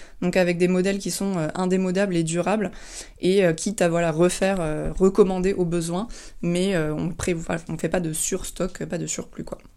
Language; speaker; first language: French; native; French